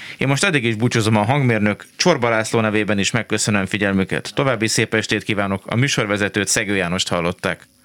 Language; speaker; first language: Hungarian; native; Hungarian